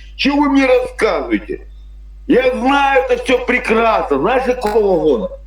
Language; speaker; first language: Russian; native; Russian